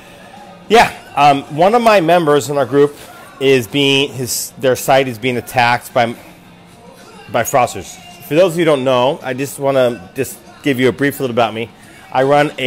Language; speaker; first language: English; native; English